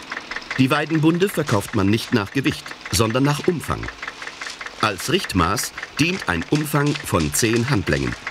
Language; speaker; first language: German; native; German